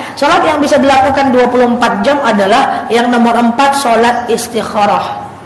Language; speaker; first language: Indonesian; native; Indonesian